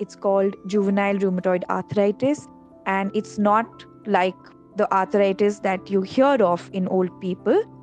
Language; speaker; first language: English; non-native, local second language; Hindi